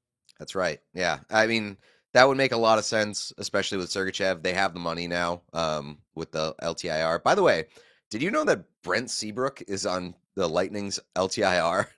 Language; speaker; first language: English; native; English